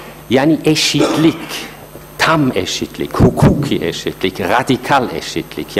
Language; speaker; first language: Turkish; non-native, fluent; German